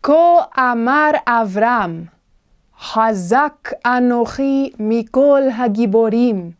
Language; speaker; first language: Hebrew; non-native, fluent; English